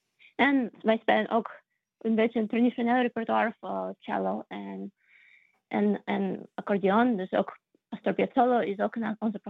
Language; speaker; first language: Dutch; non-native, fluent; Russian